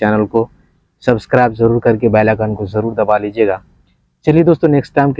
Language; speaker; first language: Hindi; native; Hindi